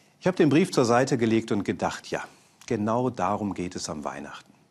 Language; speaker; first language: German; native; German